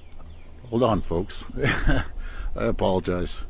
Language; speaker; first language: English; native; English